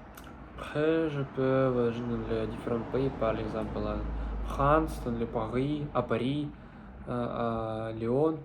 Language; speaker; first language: French; non-native, learner; Russian